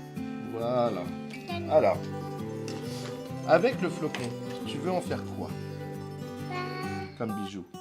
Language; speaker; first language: French; native; French